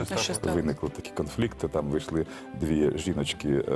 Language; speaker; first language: Ukrainian; native; Ukrainian